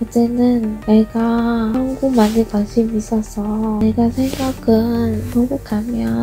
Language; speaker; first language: Korean; non-native, learner; Vietnamese